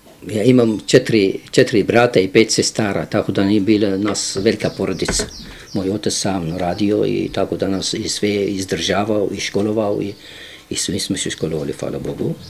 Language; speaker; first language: Croatian; non-native, fluent; Arabic